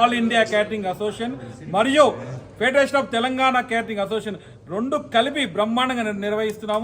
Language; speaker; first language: Telugu; native; Telugu